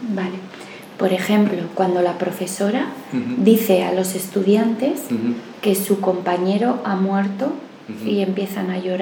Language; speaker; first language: Spanish; native; Spanish